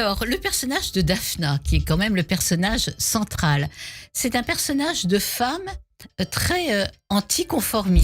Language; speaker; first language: French; native; French